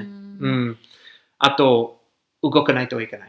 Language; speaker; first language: Japanese; non-native, fluent; English